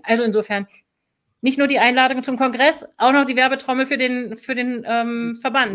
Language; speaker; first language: German; native; German